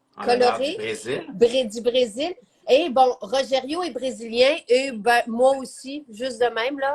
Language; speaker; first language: French; native; French